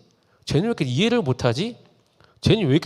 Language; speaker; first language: Korean; native; Korean